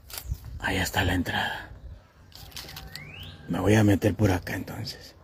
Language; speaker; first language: Spanish; native; Spanish